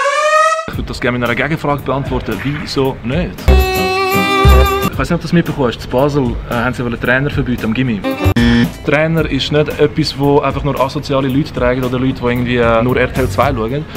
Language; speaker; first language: German; early bilingual, other home language; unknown